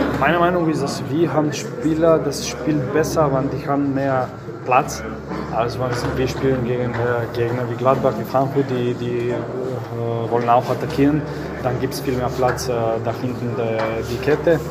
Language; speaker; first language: German; non-native, learner; Croatian